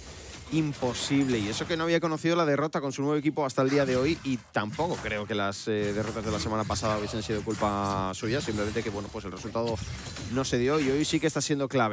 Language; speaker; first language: Spanish; native; Spanish